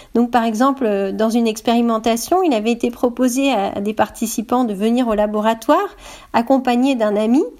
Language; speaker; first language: French; native; French